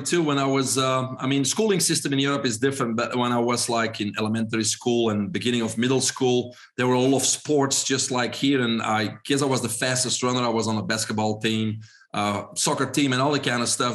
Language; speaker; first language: English; non-native, fluent; Dutch